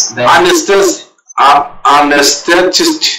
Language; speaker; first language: English; non-native, learner; Portuguese